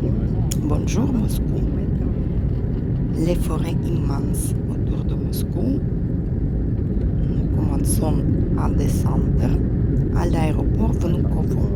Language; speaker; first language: French; non-native, fluent; Russian